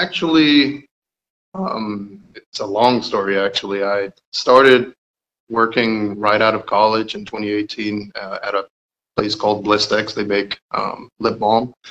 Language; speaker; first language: English; native; English